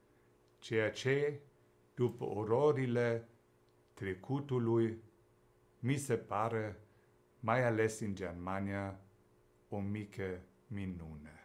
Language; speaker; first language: Romanian; non-native, fluent; German